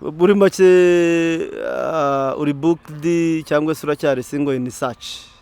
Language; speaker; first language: Kinyarwanda; native; Kinyarwanda